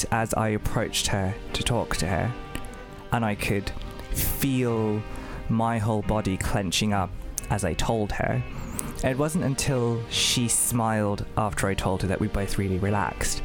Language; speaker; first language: English; non-native, local second language; Bangla